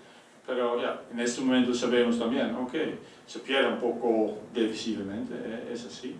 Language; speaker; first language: Spanish; non-native, fluent; Dutch